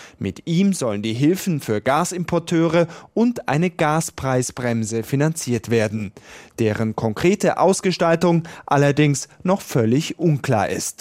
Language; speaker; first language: German; native; German